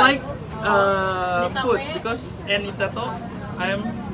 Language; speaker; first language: English; non-native, learner; Indonesian